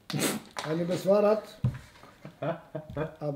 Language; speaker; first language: Swedish; non-native, fluent; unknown